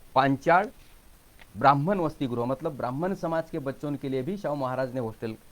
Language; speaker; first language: Hindi; non-native, local second language; Marathi